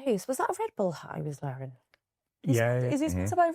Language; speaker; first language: English; native; English